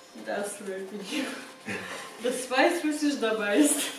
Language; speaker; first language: German; non-native, fluent; Romanian